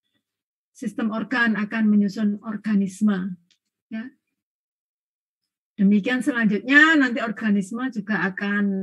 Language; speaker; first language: Indonesian; native; Indonesian